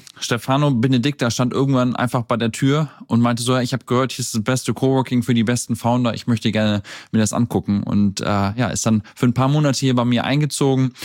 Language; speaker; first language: German; native; German